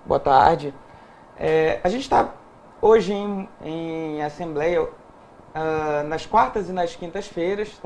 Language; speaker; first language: Portuguese; native; Portuguese